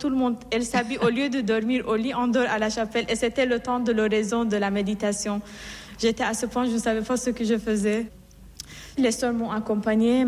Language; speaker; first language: French; non-native, fluent; Assyrian Neo-Aramaic